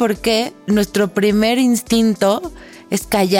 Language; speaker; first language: Spanish; native; Spanish